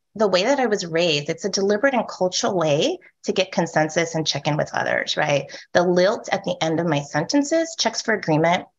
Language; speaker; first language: English; native; English